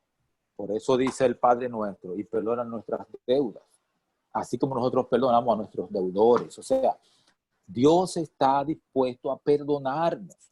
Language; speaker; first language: Spanish; native; Spanish